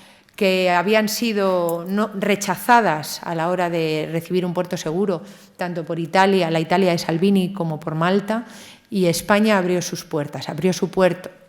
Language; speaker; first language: Spanish; native; Spanish